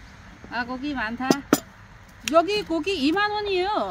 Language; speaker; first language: Korean; non-native, learner; Vietnamese